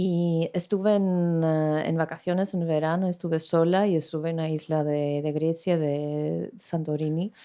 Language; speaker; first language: Spanish; non-native, fluent; Greek